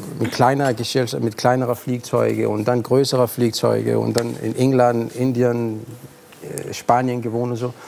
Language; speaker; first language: German; non-native, fluent; Arabic